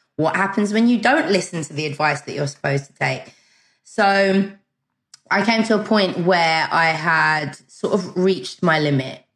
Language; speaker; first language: English; early bilingual, other home language; German